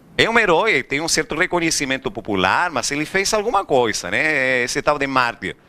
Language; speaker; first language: Portuguese; non-native, fluent; Spanish